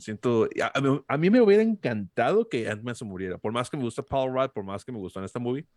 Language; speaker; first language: Spanish; early bilingual, heritage; Spanish